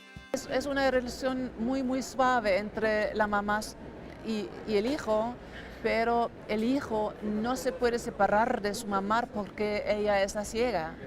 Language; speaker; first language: Spanish; non-native, fluent; German